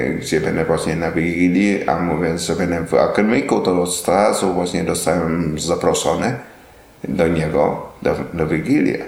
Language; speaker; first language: Polish; non-native, learner; Vietnamese